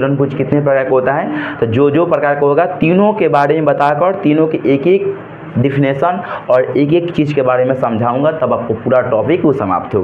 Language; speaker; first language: Hindi; native; Hindi